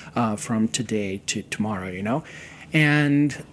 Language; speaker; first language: English; non-native, fluent; Serbian